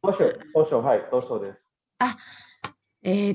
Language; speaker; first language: Japanese; non-native, learner; Indonesian